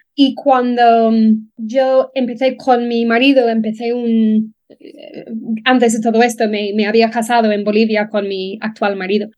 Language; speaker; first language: Spanish; non-native, fluent; English